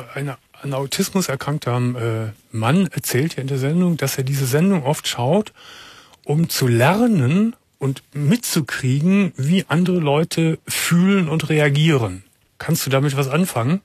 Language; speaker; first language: German; native; German